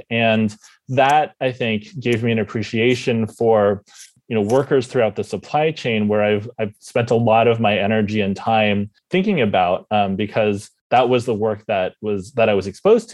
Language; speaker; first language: English; native; English